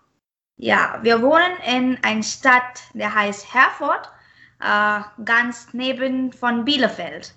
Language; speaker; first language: German; non-native, fluent; Marathi